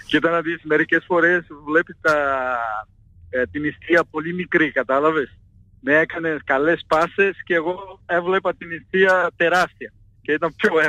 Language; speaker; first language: Greek; non-native, fluent; Portuguese